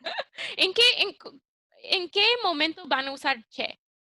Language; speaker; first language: Spanish; early bilingual, heritage; English